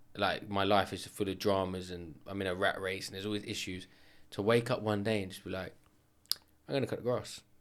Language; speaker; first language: English; native; English